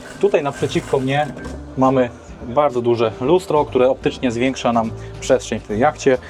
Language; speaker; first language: Polish; native; Polish